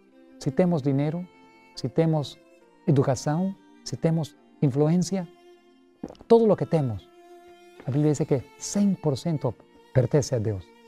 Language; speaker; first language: Portuguese; non-native, learner; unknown